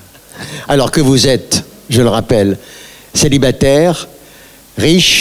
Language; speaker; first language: French; native; French